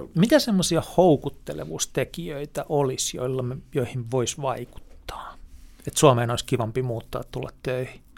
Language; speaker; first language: Finnish; native; Finnish